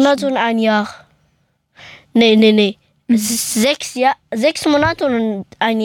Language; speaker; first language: German; early bilingual, other home language; Persian